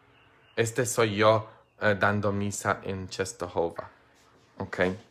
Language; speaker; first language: Spanish; non-native, fluent; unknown